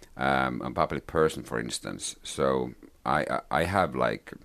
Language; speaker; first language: English; non-native, fluent; Finnish